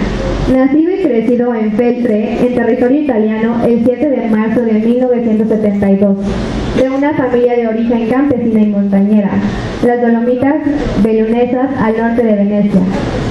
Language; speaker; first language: Spanish; native; Spanish